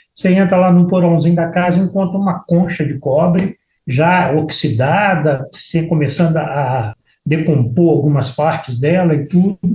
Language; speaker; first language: Portuguese; native; Portuguese